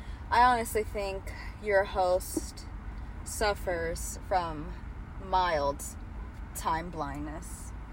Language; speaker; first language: English; early bilingual, other home language; Spanish